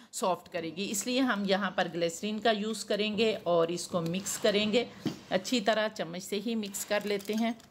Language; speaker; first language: Hindi; native; Hindi